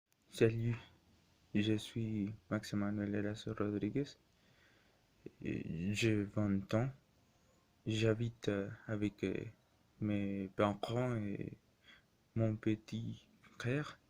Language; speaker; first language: French; non-native, learner; Spanish